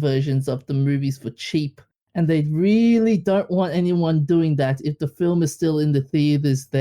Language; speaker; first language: English; native; English